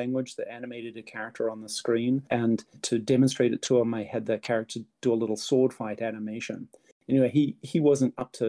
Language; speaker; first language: English; native; English